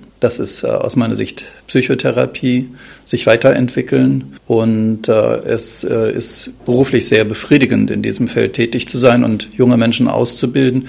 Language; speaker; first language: German; native; German